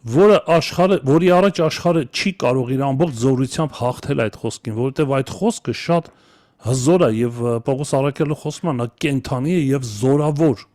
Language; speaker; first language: Armenian; native; Armenian